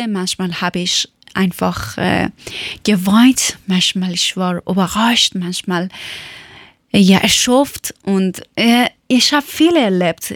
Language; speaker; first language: German; non-native, learner; Persian